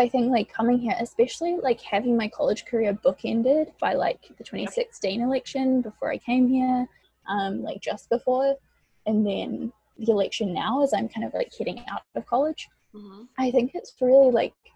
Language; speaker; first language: English; native; English